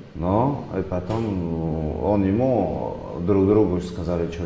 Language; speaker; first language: Russian; non-native, local second language; Tajik